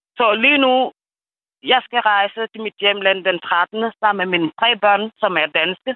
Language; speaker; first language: Danish; non-native, fluent; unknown